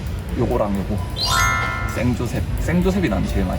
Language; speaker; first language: Korean; native; Korean